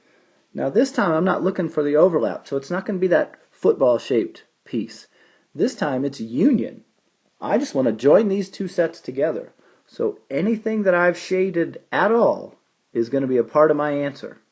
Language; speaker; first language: English; native; English